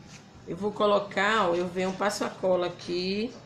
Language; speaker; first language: Portuguese; native; Portuguese